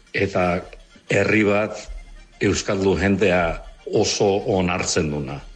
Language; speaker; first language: Basque; early bilingual, heritage; Basque